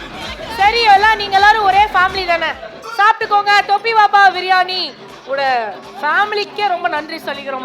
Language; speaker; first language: Tamil; native; Tamil